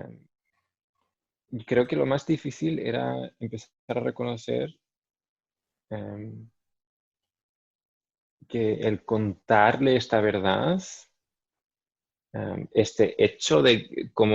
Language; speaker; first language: Spanish; non-native, fluent; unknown